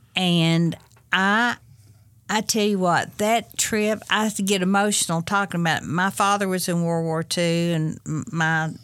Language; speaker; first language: English; native; English